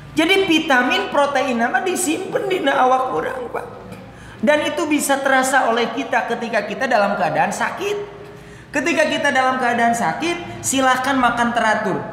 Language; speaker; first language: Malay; non-native, local second language; Sundanese